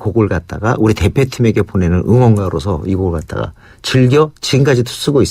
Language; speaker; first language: Korean; native; Korean